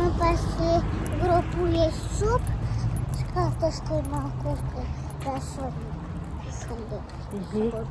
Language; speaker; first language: Russian; early bilingual, other home language; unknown